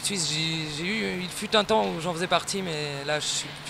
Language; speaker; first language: French; native; French